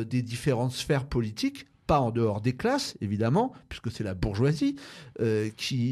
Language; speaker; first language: French; native; French